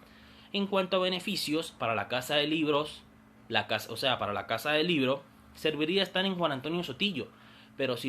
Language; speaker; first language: Spanish; native; Spanish